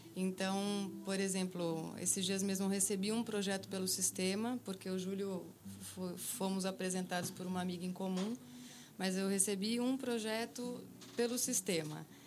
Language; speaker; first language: Portuguese; native; Portuguese